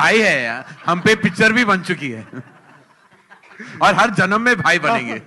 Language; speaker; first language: Hindi; native; Hindi